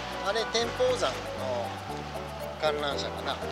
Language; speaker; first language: Japanese; native; Japanese